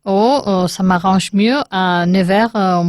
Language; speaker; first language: French; non-native, learner; Spanish